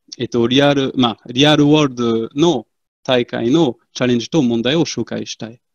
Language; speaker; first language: Japanese; non-native, fluent; French